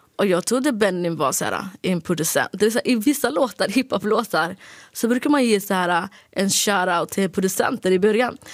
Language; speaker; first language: Swedish; early bilingual, other home language; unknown